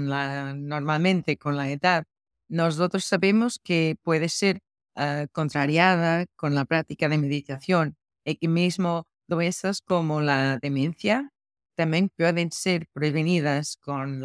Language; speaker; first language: Spanish; non-native, fluent; Portuguese